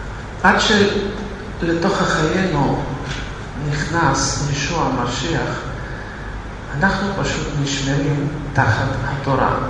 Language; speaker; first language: Hebrew; non-native, fluent; Russian